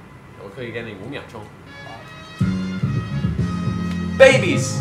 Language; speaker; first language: Chinese; non-native, fluent; English